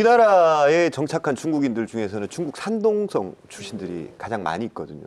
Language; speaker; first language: Korean; native; Korean